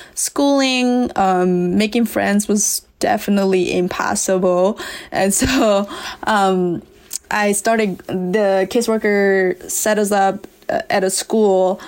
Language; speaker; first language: English; early bilingual, other home language; S'gaw Karen